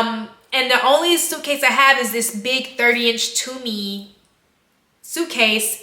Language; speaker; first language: English; native; English